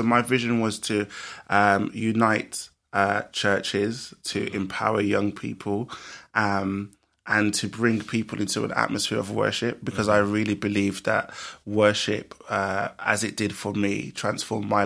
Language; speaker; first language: English; native; English